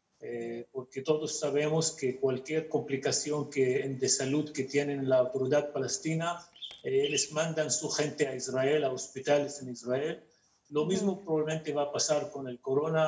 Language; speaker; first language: Spanish; non-native, fluent; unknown